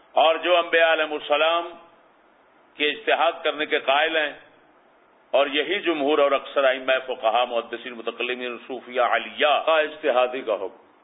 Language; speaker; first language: Urdu; native; Urdu